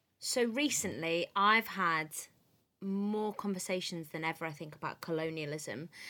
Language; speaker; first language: English; native; English